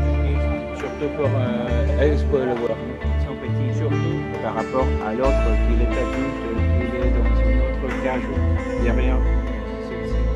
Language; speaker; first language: French; non-native, fluent; Spanish